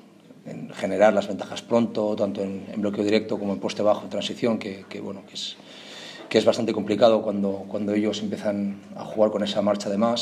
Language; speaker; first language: Spanish; native; Spanish